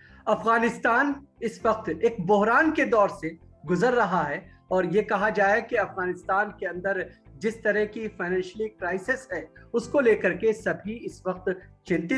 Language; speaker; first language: Hindi; native; Hindi